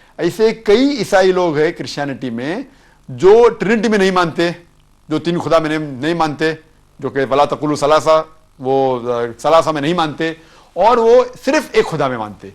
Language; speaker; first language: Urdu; non-native, local second language; Konkani